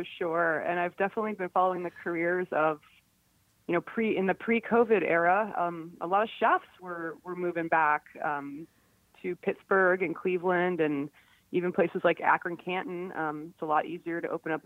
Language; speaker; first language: English; native; English